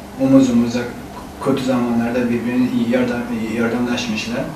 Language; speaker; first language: Turkish; non-native, fluent; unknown